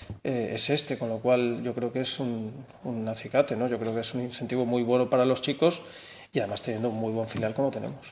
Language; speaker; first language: Spanish; native; Spanish